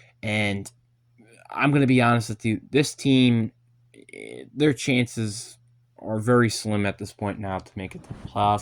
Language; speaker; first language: English; native; English